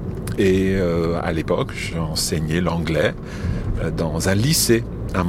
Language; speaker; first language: French; non-native, fluent; English